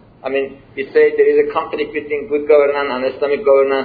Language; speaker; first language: English; non-native, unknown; Persian